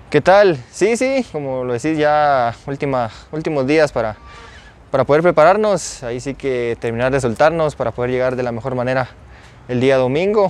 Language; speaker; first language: Spanish; native; Spanish